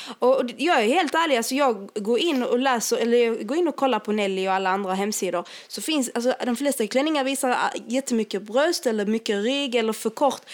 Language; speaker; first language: Swedish; early bilingual, other home language; Arabic